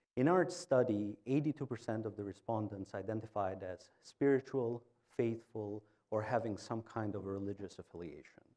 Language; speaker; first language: English; non-native, fluent; Albanian